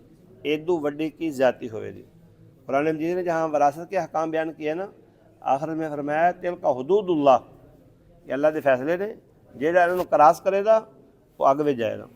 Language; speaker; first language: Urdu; non-native, local second language; Punjabi